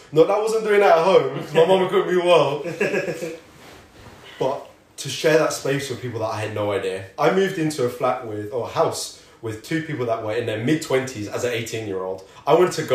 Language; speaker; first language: English; native; English